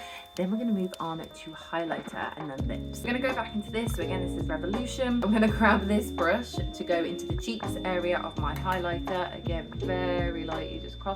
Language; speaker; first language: English; native; English